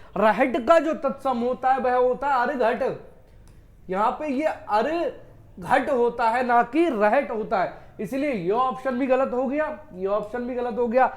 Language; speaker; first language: Hindi; native; Hindi